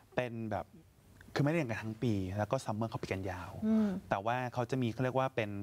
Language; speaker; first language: Thai; native; Thai